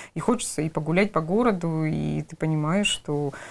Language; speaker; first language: Russian; native; Russian